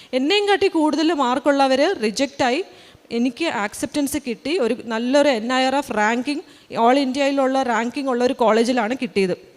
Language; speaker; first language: Malayalam; early bilingual, heritage; Malayalam